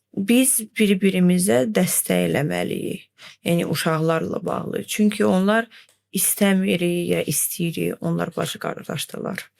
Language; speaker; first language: Azerbaijani; non-native, fluent; Russian